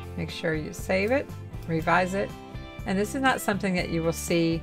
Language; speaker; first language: English; native; English